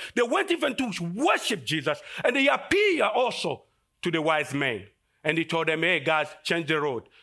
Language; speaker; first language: English; non-native, fluent; Lingala